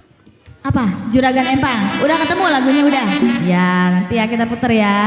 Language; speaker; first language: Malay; non-native, local second language; Javanese